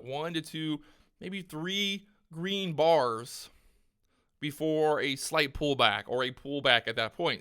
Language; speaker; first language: English; native; English